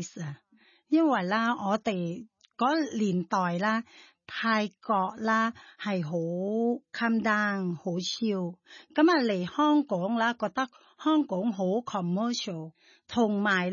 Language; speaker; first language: Cantonese; non-native, learner; Thai